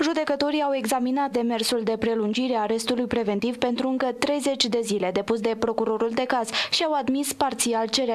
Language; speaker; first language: Romanian; native; Romanian